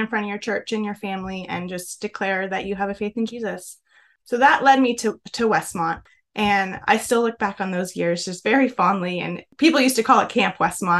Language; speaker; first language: English; native; English